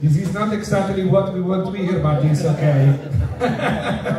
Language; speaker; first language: English; non-native, fluent; Italian